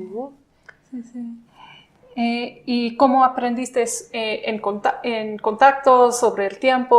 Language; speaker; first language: Spanish; non-native, fluent; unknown